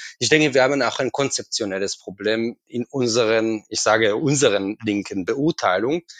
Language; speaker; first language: German; non-native, fluent; Hebrew